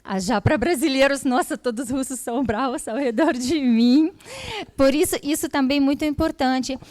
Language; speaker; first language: Portuguese; non-native, fluent; Russian